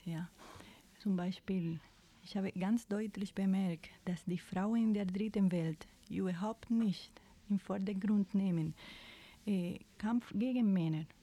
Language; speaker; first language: German; non-native, fluent; Spanish